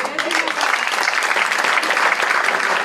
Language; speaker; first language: Hebrew; non-native, local second language; Arabic